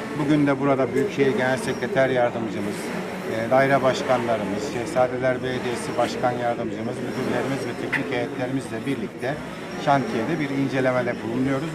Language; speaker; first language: Turkish; native; Turkish